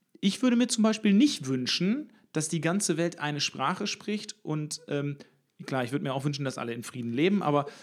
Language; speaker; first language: German; native; German